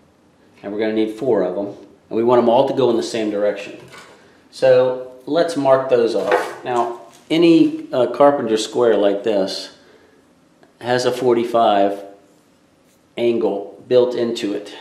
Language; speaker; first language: English; native; English